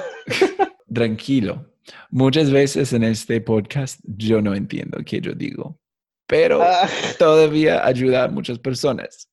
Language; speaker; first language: Spanish; non-native, fluent; English